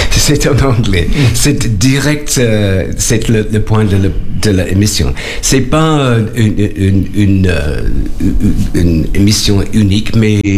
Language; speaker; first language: French; non-native, learner; English